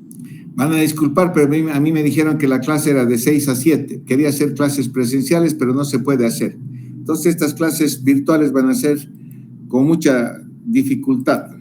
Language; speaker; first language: Spanish; native; Spanish